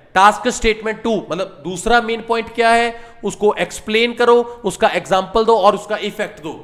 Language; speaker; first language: Hindi; non-native, local second language; Punjabi